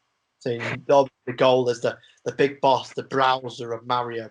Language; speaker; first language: English; native; English